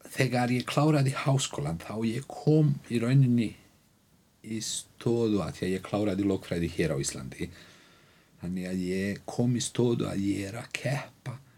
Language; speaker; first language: Icelandic; non-native, fluent; Bosnian